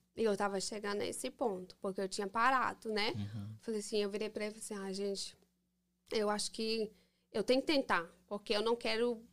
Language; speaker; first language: Portuguese; early bilingual, heritage; English